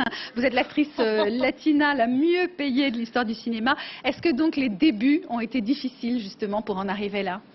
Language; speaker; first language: French; native; French